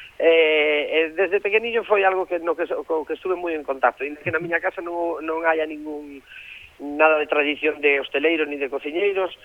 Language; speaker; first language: Galician; native; Galician